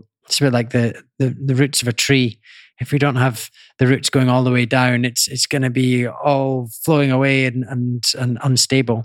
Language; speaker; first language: English; native; English